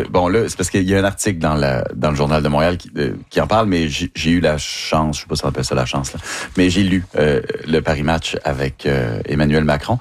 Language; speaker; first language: French; native; French